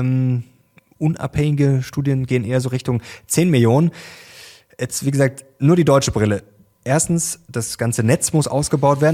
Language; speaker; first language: German; native; German